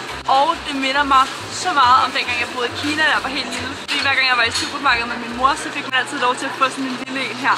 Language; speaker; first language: Danish; native; Danish